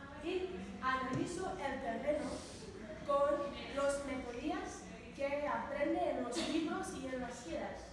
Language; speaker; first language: Spanish; non-native, learner; English